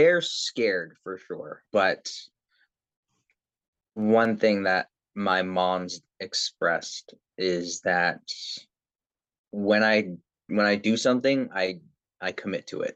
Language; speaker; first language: English; native; English